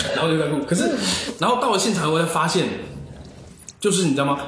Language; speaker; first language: Chinese; native; Chinese